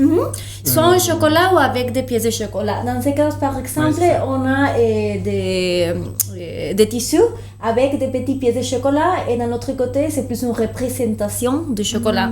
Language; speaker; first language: French; non-native, fluent; Spanish